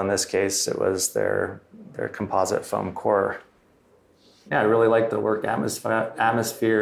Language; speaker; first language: English; native; English